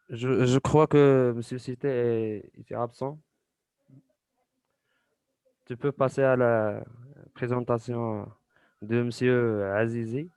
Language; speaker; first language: French; non-native, local second language; Arabic